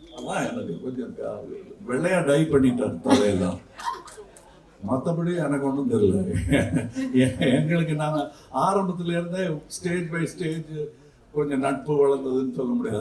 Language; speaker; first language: Tamil; native; Tamil